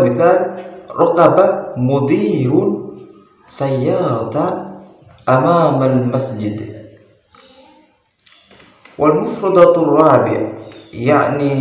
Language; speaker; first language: Arabic; non-native, learner; Indonesian